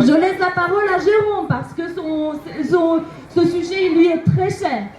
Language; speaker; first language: French; non-native, fluent; Romanian